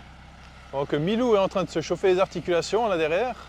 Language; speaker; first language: French; native; French